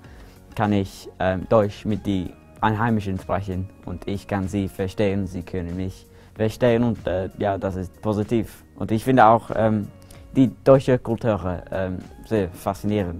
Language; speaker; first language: German; non-native, learner; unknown